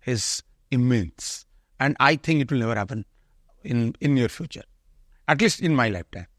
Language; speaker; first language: English; non-native, local second language; Odia